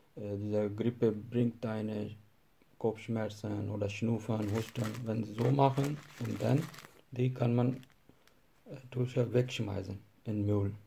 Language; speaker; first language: German; non-native, learner; Urdu